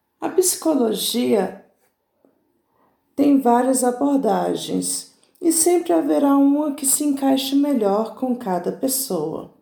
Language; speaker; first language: Portuguese; native; Portuguese